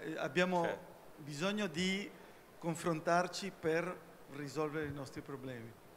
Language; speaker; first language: Italian; early bilingual, heritage; Spanish